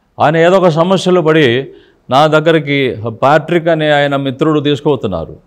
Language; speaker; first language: Telugu; non-native, fluent; Malayalam